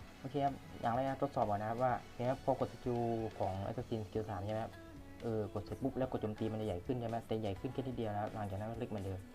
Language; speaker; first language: Thai; native; Thai